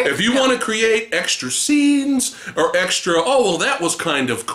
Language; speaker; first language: English; native; English